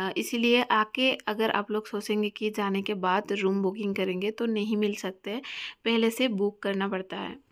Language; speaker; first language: Hindi; non-native, local second language; Bangla